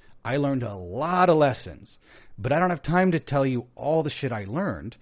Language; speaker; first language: English; native; English